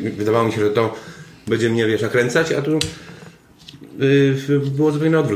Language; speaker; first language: Polish; native; Polish